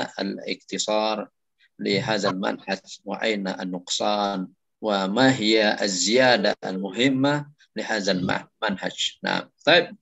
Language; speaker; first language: Arabic; non-native, fluent; Indonesian